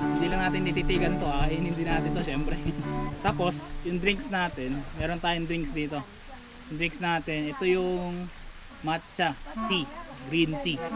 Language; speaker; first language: Filipino; native; Filipino